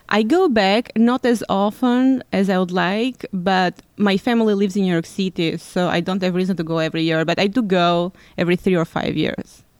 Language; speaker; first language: English; non-native, fluent; Albanian